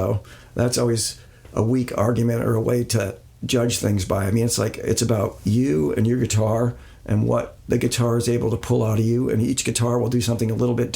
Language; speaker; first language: English; native; English